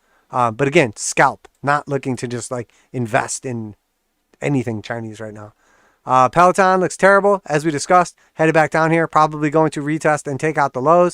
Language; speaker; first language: English; native; English